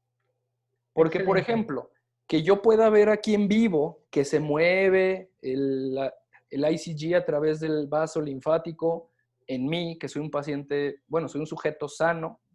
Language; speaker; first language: Spanish; native; Spanish